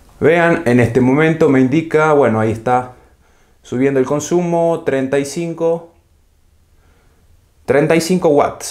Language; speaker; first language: Spanish; native; Spanish